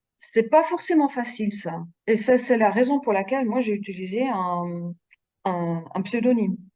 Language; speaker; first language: French; non-native, fluent; Dutch